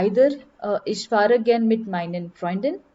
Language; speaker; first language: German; non-native, learner; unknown